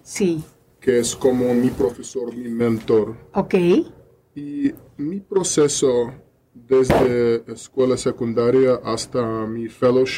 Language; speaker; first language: Spanish; non-native, learner; Russian